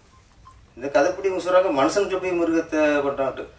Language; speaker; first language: Tamil; native; Tamil